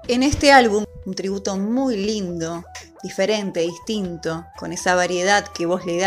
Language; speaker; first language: Spanish; native; Spanish